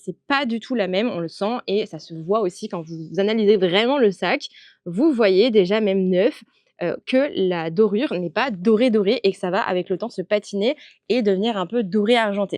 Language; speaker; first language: French; native; French